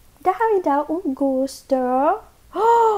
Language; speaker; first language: Spanish; non-native, learner; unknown